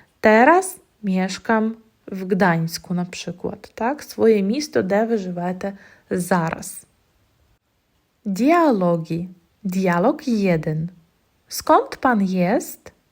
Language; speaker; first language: Polish; non-native, fluent; Ukrainian